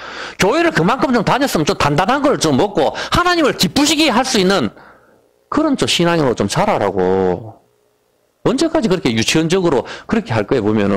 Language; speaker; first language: Korean; native; Korean